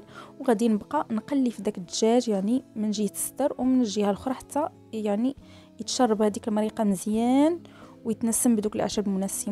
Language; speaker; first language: Arabic; native; Arabic